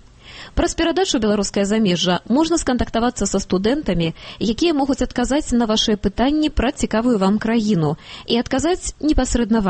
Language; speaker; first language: Belarusian; native; Belarusian